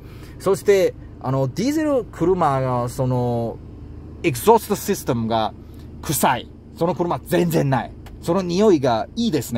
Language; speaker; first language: Japanese; non-native, learner; Chinese